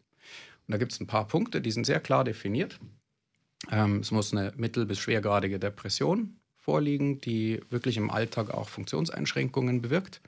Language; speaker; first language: German; native; German